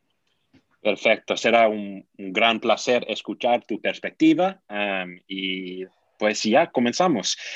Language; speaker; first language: Spanish; non-native, fluent; English